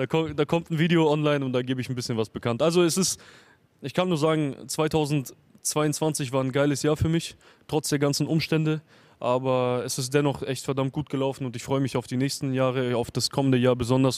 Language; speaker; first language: German; native; German